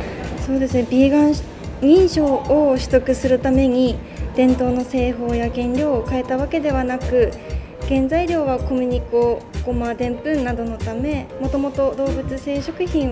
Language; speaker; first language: Japanese; native; Japanese